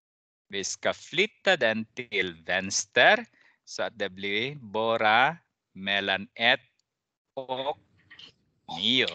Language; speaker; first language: Swedish; non-native, fluent; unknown